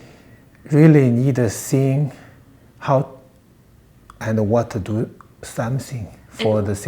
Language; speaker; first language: English; non-native, learner; Chinese